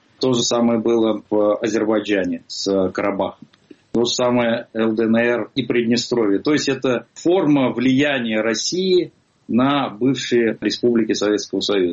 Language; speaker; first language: Russian; native; Russian